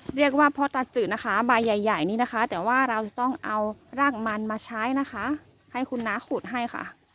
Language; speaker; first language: Thai; non-native, local second language; S'gaw Karen